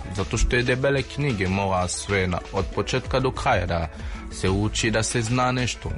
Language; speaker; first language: Serbian; non-native, learner; French